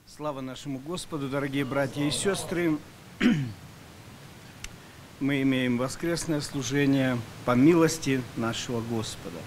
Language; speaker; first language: Russian; native; Russian